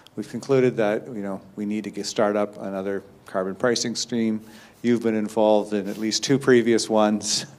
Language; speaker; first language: English; native; English